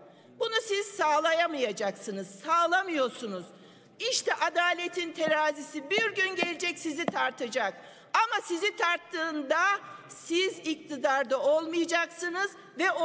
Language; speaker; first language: Turkish; native; Turkish